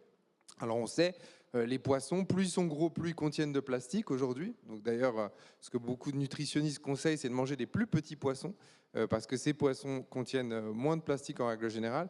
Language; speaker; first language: French; native; French